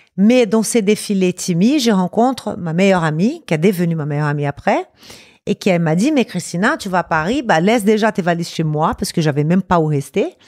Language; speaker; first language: French; non-native, fluent; Portuguese